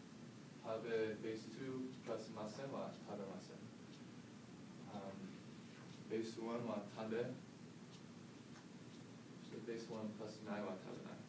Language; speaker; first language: Japanese; non-native, learner; English